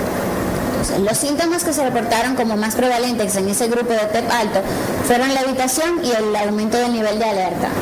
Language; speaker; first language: Spanish; native; Spanish